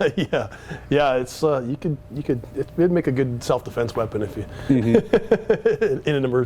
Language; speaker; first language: English; native; English